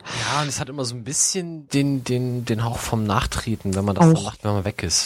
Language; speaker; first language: German; native; German